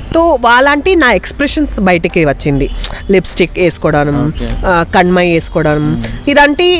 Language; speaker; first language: Telugu; non-native, local second language; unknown